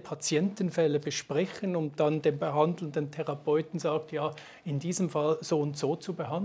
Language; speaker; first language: German; native; German